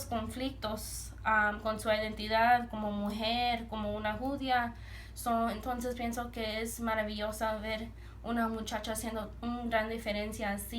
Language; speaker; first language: Spanish; early bilingual, heritage; Spanish